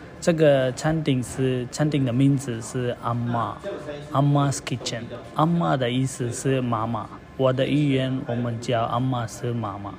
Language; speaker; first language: Chinese; non-native, learner; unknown